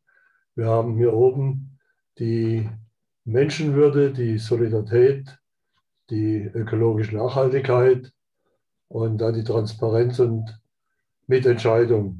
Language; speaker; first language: German; native; German